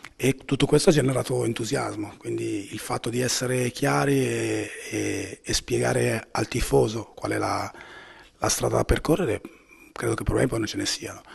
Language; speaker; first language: Italian; native; Italian